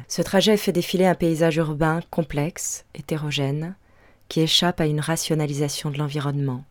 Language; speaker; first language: French; native; French